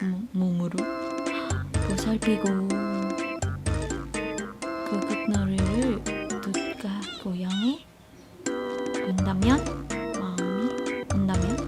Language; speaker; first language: Korean; non-native, learner; Filipino